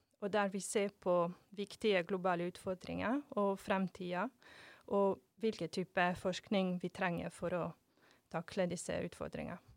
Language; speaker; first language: Norwegian; non-native, fluent; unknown